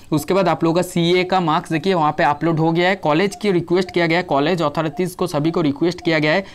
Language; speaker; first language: Hindi; non-native, local second language; Bangla